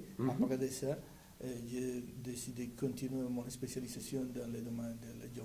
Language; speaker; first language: French; non-native, learner; Spanish